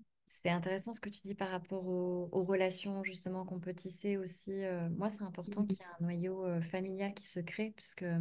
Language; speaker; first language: French; native; French